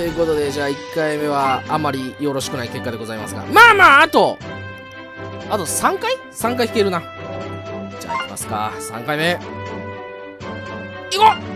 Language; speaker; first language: Japanese; native; Japanese